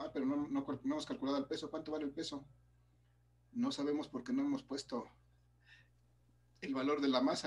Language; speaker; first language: Spanish; native; Spanish